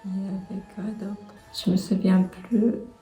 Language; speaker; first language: French; non-native, fluent; Japanese